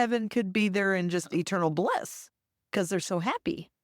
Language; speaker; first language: English; native; English